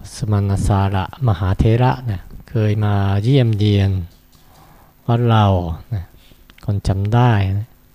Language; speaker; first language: Thai; non-native, fluent; Japanese